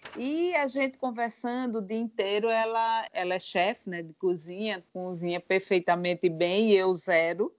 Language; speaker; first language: Portuguese; native; Portuguese